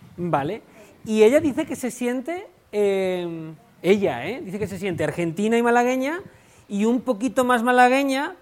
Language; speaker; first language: Spanish; native; Spanish